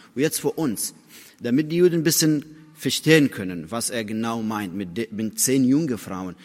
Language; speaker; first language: German; non-native, fluent; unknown